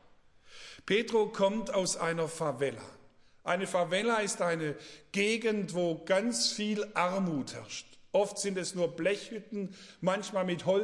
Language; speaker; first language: German; native; German